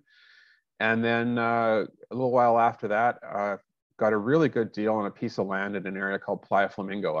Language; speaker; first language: English; native; English